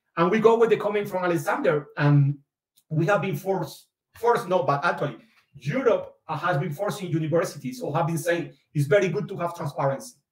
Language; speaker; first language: English; non-native, fluent; Spanish